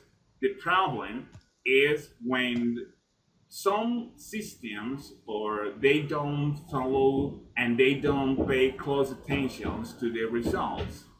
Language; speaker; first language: English; non-native, fluent; Spanish